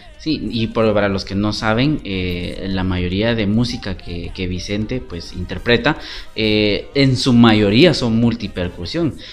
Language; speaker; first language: Spanish; native; Spanish